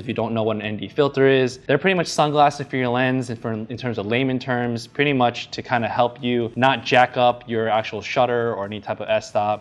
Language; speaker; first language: English; native; English